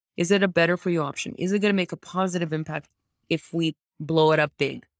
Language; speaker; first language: English; early bilingual, other home language; Russian